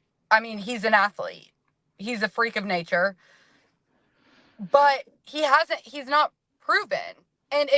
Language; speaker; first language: English; native; English